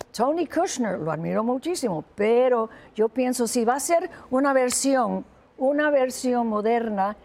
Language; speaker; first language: Spanish; native; Spanish